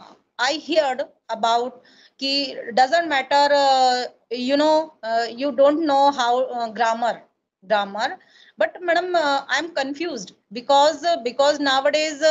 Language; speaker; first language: English; non-native, learner; Hindi